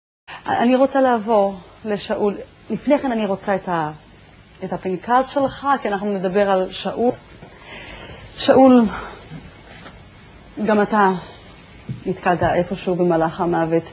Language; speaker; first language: Hebrew; native; Hebrew